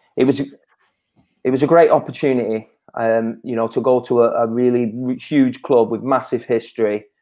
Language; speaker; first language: English; native; English